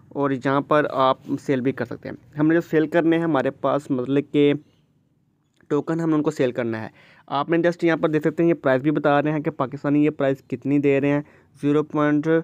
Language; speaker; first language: Urdu; native; Urdu